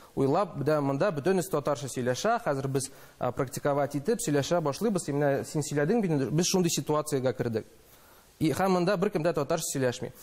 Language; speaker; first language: Tatar; non-native, local second language; Russian